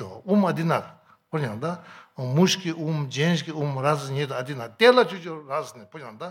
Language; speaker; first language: Russian; non-native, learner; Tibetan